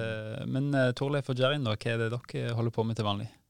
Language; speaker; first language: Norwegian; native; Norwegian